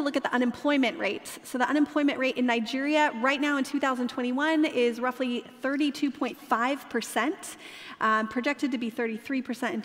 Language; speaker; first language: English; native; English